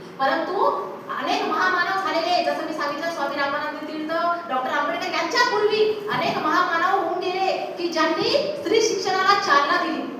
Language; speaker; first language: Marathi; non-native, local second language; Urdu